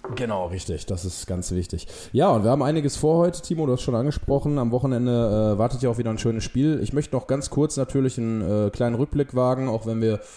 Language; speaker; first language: German; native; German